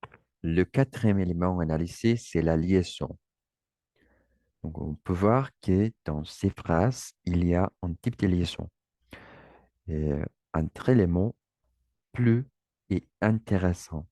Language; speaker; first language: French; non-native, learner; Spanish